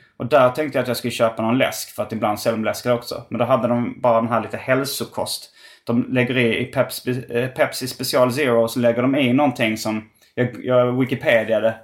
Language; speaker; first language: Swedish; native; Swedish